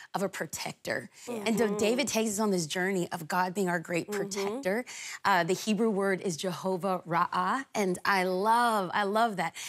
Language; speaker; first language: English; native; English